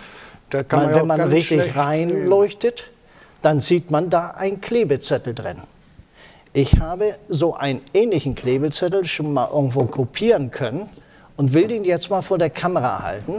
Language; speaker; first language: German; native; German